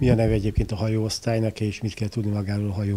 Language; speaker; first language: Hungarian; native; Hungarian